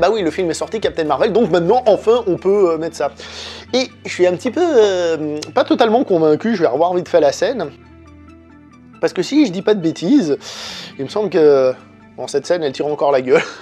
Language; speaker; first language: French; native; French